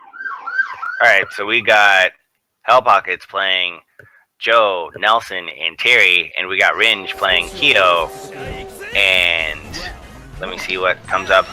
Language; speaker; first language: English; native; English